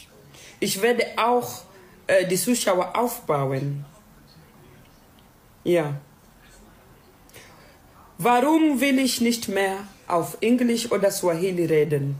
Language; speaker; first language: German; non-native, learner; Swahili